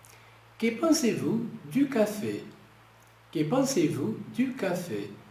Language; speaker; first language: French; non-native, fluent; Portuguese